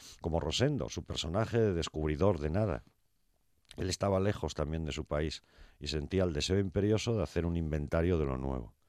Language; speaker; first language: Spanish; native; Spanish